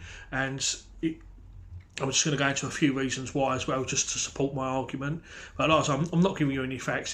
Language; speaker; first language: English; native; English